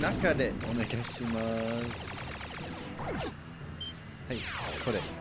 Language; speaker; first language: Japanese; non-native, learner; English